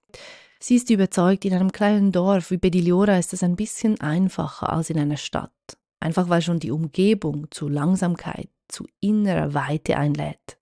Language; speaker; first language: German; native; German